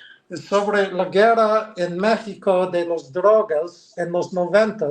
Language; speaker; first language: Spanish; non-native, learner; English